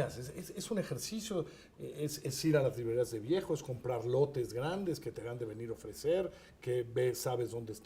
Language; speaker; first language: Spanish; native; Spanish